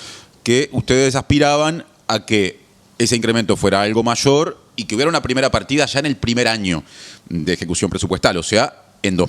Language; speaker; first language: Spanish; native; Spanish